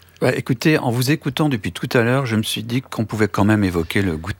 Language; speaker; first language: French; native; French